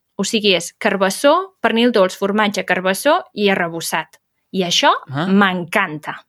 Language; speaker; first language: Catalan; native; Catalan